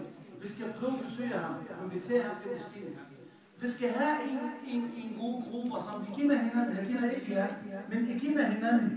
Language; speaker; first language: Danish; non-native, fluent; Arabic